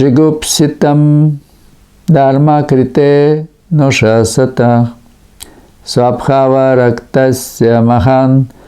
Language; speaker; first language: Russian; native; Russian